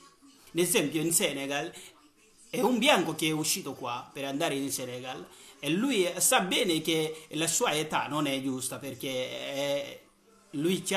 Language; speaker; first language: Italian; non-native, learner; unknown